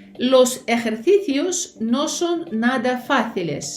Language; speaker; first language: Spanish; non-native, fluent; Ukrainian